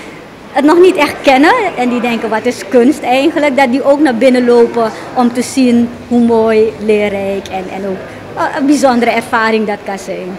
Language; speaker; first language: Dutch; native; Dutch